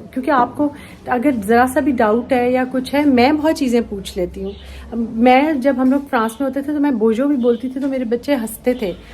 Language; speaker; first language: Urdu; native; Urdu